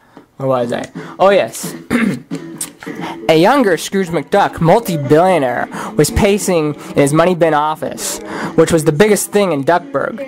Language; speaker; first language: English; native; English